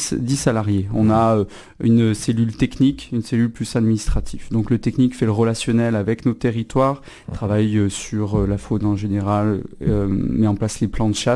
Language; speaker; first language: French; native; French